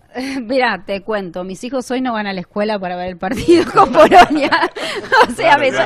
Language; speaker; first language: Spanish; native; Spanish